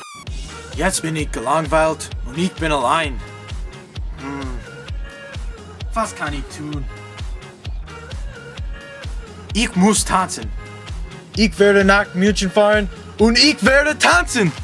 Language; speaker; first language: German; non-native, learner; English